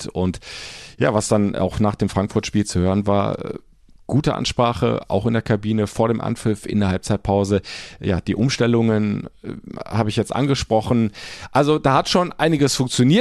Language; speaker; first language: German; native; German